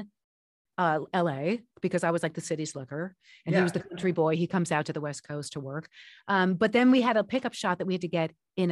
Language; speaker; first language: English; native; English